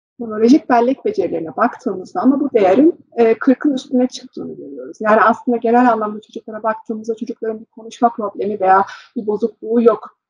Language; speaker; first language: Turkish; early bilingual, heritage; Turkish